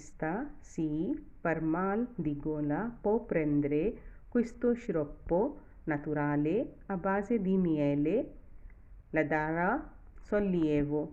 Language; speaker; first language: Italian; non-native, fluent; Urdu